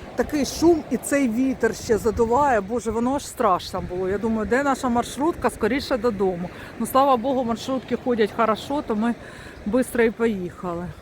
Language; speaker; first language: Ukrainian; native; Ukrainian